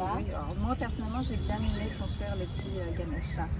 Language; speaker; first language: French; native; French